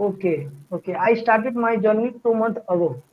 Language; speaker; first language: English; non-native, learner; Hindi